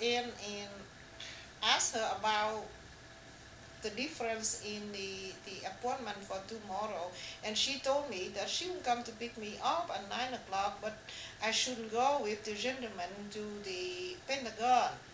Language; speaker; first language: English; non-native, fluent; Vietnamese